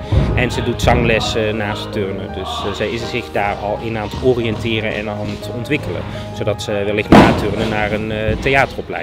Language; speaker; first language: Dutch; native; Dutch